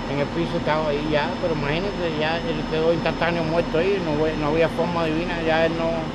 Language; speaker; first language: Spanish; native; Spanish